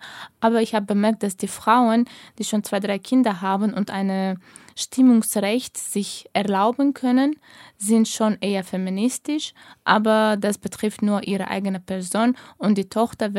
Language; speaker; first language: German; non-native, fluent; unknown